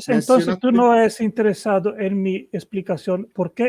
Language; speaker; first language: Spanish; non-native, fluent; Portuguese